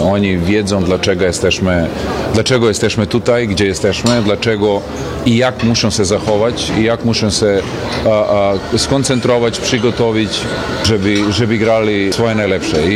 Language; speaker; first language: Polish; non-native, fluent; Serbian